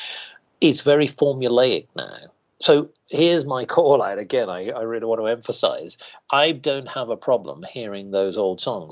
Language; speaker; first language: English; native; English